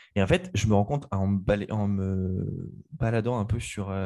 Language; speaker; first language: French; native; French